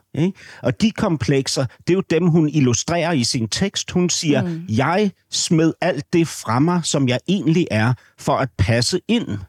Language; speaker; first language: Danish; native; Danish